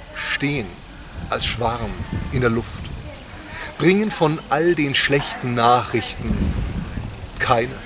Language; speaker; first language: German; native; German